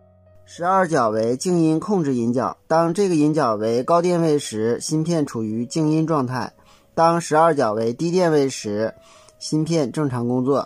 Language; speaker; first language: Chinese; native; Chinese